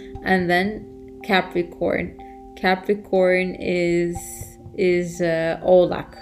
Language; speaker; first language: English; non-native, fluent; Turkish